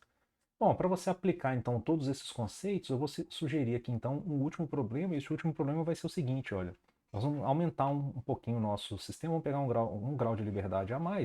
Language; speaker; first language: Portuguese; native; Portuguese